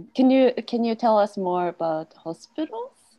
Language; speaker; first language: English; non-native, fluent; Japanese